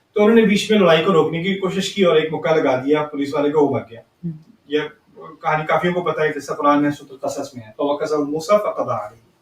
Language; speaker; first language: Urdu; early bilingual, heritage; Urdu